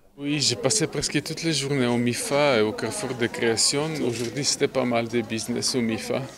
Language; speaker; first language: French; non-native, fluent; Bulgarian